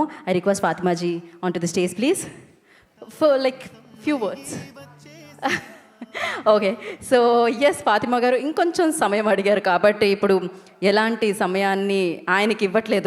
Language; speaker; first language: Telugu; native; Telugu